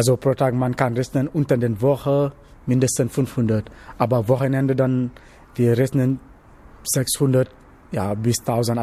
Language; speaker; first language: German; non-native, learner; Wolof